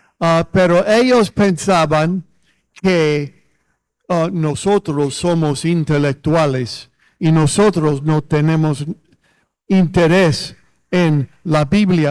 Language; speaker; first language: Spanish; non-native, fluent; English